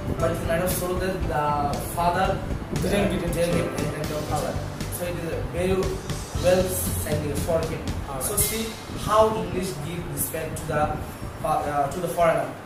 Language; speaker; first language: English; non-native, learner; Bangla